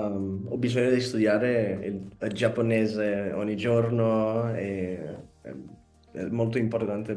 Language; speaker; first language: Italian; non-native, learner; Spanish